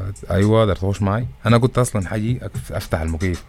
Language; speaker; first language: Arabic; native; Arabic